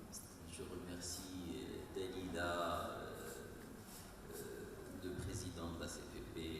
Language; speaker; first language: French; non-native, local second language; Arabic